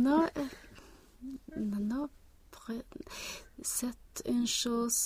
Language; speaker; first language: French; non-native, learner; Swedish